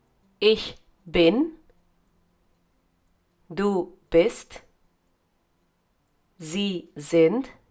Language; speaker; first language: German; non-native, fluent; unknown